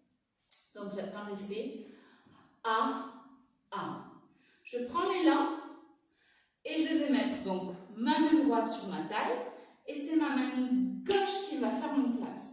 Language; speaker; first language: French; native; French